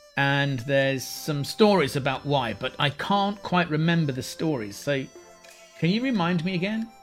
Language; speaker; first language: English; native; English